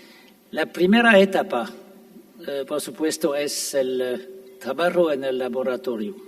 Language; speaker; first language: Spanish; non-native, fluent; French